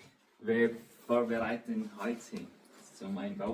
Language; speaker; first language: German; non-native, learner; Filipino